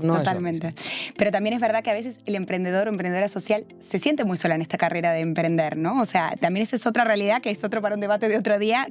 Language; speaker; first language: Spanish; native; Spanish